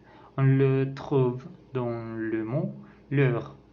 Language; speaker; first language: French; non-native, learner; Spanish